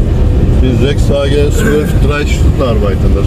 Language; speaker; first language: German; non-native, learner; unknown